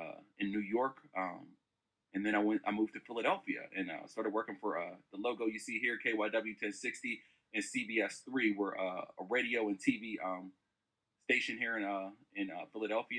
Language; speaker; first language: English; native; English